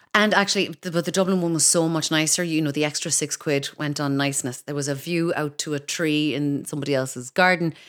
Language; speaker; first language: English; native; English